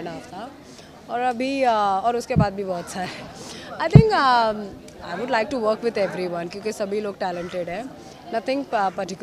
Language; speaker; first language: Hindi; non-native, local second language; Marathi